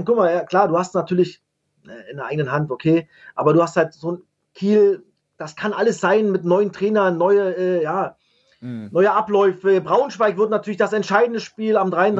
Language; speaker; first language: German; native; German